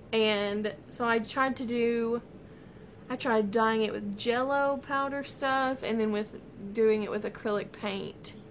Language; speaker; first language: English; native; English